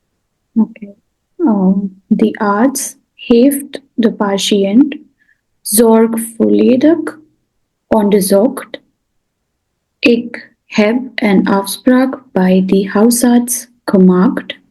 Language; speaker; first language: Dutch; non-native, learner; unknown